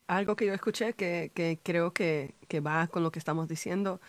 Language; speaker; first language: Spanish; early bilingual, heritage; Spanish